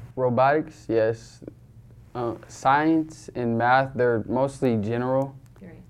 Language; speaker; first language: English; native; English